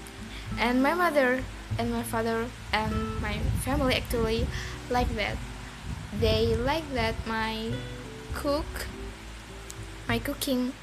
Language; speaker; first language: English; non-native, learner; Indonesian